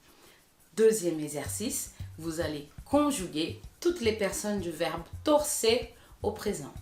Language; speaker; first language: French; non-native, fluent; Portuguese